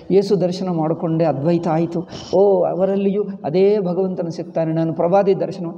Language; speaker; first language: Kannada; non-native, fluent; Telugu